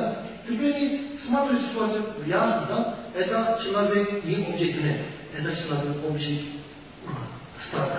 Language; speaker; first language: Russian; non-native, learner; Tibetan